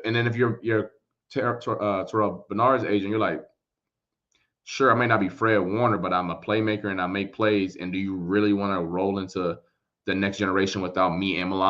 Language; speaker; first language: English; native; English